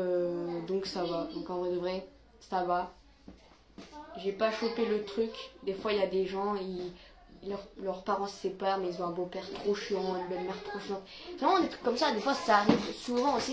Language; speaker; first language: French; native; French